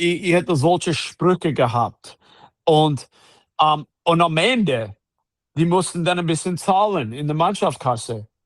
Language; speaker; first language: German; non-native, fluent; English